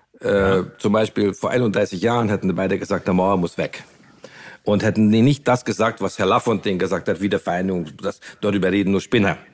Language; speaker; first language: German; non-native, fluent; Hungarian